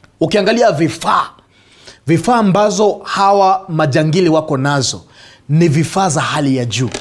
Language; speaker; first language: Swahili; non-native, local second language; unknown